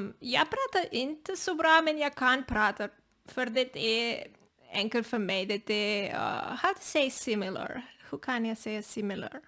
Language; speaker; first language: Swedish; non-native, learner; Spanish